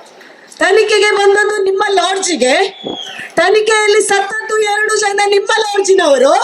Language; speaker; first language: Kannada; native; Kannada